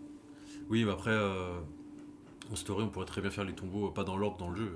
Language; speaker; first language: French; native; French